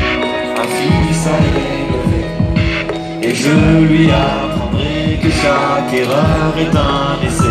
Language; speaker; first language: French; native; French